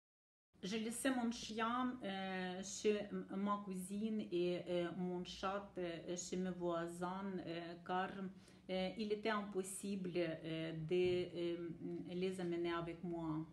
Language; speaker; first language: French; non-native, learner; Ukrainian